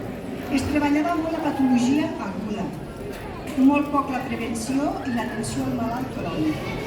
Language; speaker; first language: Catalan; native; Catalan